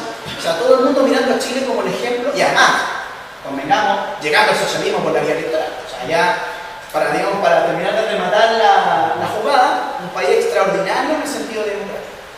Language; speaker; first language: Spanish; native; Spanish